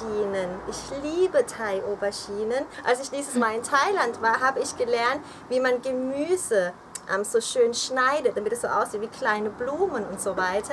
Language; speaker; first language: German; early bilingual, other home language; Thai